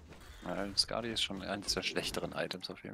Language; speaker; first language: German; native; German